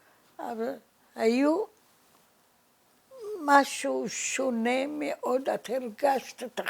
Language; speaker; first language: Hebrew; early bilingual, other home language; Arabic